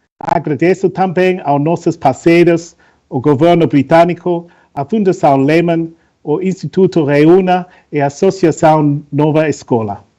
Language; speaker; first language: Portuguese; non-native, learner; English